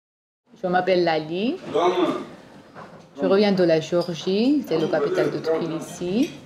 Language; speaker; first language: French; non-native, fluent; Georgian